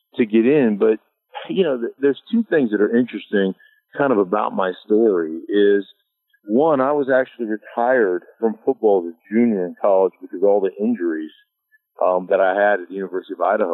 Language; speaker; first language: English; native; English